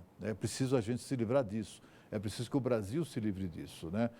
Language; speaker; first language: Portuguese; native; Portuguese